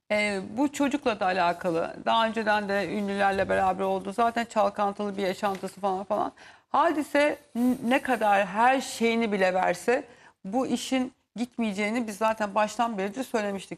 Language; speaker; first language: Turkish; native; Turkish